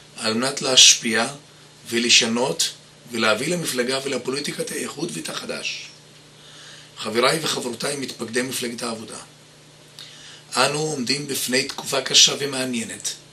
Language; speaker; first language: Hebrew; non-native, local second language; Arabic